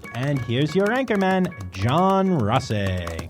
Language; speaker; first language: English; native; English